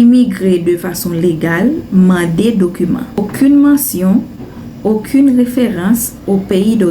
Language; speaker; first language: French; non-native, learner; Haitian Creole